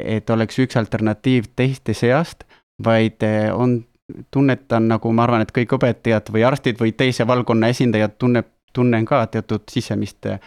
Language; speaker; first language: Estonian; non-native, fluent; Spanish